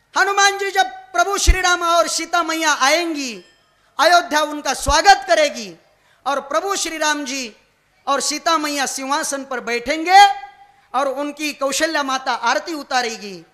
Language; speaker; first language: Hindi; non-native, local second language; Marathi